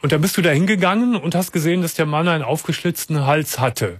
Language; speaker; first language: German; native; German